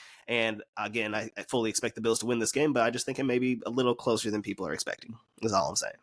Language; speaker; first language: English; native; English